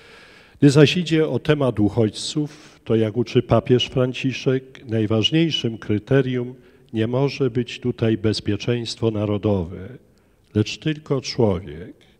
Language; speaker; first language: Polish; native; Polish